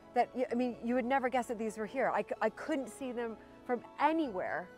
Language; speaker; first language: English; native; English